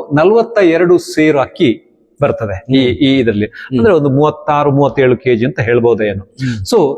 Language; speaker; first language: Kannada; non-native, local second language; Tulu